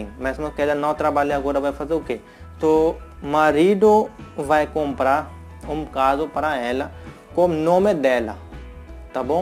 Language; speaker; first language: Portuguese; non-native, learner; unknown